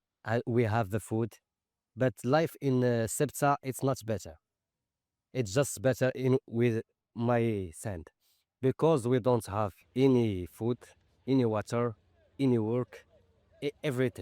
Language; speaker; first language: English; non-native, learner; Arabic